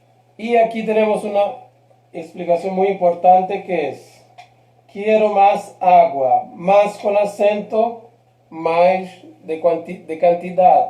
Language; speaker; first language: Spanish; non-native, fluent; Portuguese